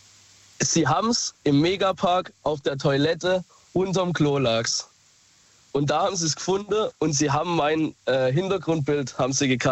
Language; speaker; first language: German; native; German